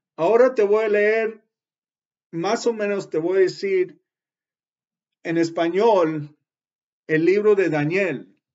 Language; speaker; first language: Spanish; early bilingual, heritage; Spanish